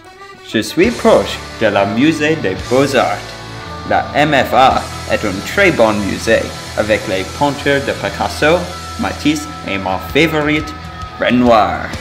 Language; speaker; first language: French; non-native, learner; English